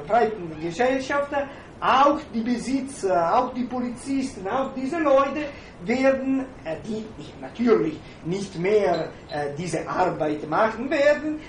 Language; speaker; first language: German; non-native, fluent; Italian